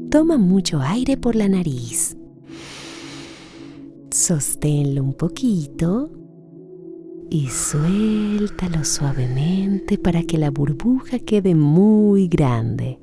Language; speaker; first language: Spanish; native; Spanish